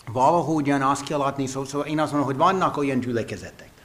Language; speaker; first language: Hungarian; non-native, fluent; English